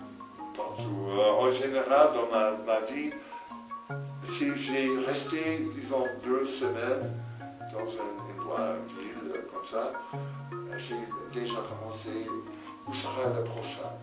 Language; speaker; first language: French; non-native, fluent; English